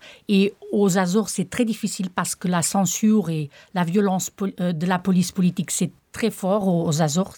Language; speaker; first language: French; non-native, fluent; Portuguese